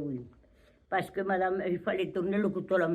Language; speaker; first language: French; native; French